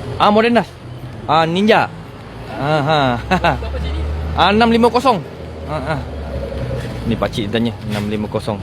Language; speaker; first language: Malay; native; Malay